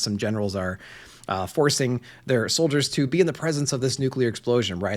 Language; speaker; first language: English; native; English